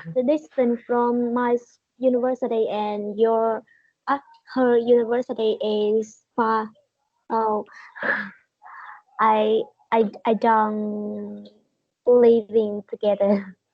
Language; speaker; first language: English; non-native, learner; Vietnamese